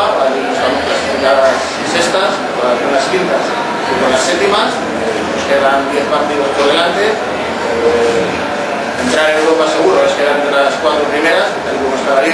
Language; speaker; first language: Spanish; native; Spanish